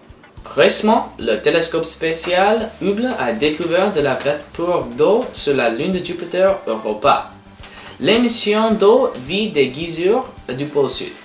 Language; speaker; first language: French; non-native, learner; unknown